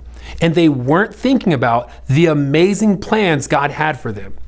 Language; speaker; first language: English; native; English